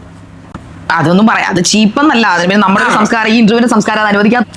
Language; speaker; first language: Malayalam; native; Malayalam